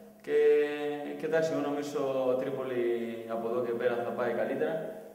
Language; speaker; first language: Greek; non-native, fluent; Spanish